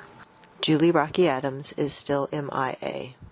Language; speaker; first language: English; native; English